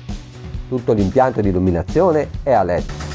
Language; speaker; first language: Italian; native; Italian